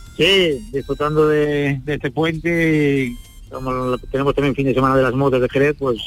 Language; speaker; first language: Spanish; native; Spanish